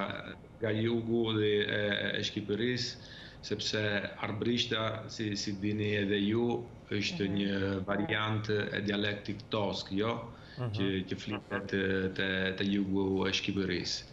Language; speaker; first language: Albanian; early bilingual, heritage; Albanian